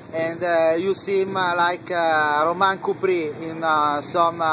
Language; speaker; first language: English; non-native, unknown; Italian